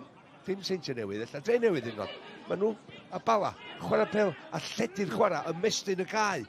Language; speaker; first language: Welsh; native; Welsh